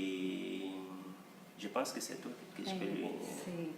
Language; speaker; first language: French; non-native, local second language; Haitian Creole